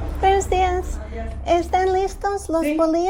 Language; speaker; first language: Spanish; non-native, learner; English